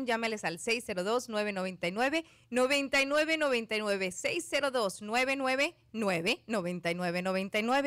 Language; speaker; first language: Spanish; native; Spanish